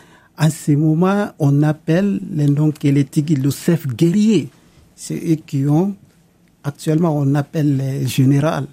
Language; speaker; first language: French; non-native, local second language; Bambara